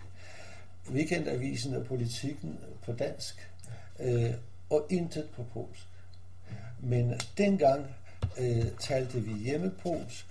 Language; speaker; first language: Danish; non-native, fluent; Polish